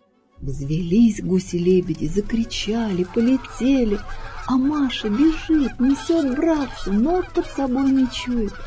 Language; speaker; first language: Russian; native; Russian